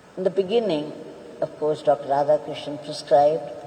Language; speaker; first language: English; non-native, local second language; Tamil